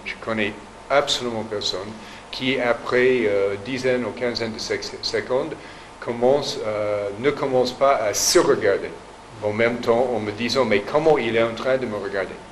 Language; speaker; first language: French; non-native, fluent; English